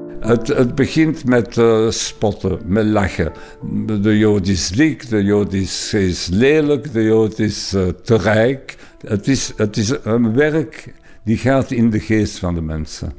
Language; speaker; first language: Dutch; non-native, local second language; French